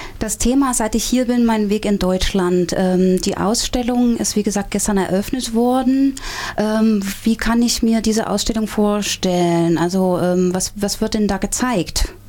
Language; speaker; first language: German; native; German